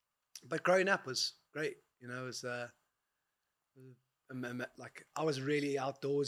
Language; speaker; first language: English; native; English